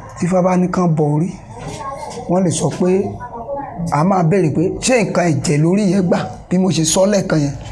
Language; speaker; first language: Yoruba; native; Yoruba